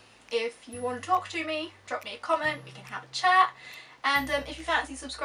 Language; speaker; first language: English; native; English